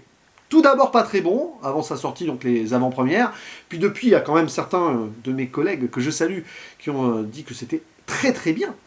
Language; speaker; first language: French; native; French